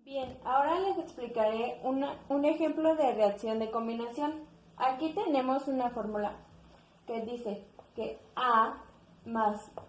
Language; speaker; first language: Spanish; native; Spanish